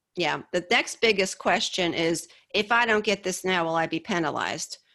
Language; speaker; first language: English; native; English